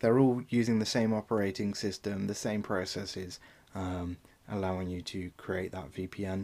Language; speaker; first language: English; native; English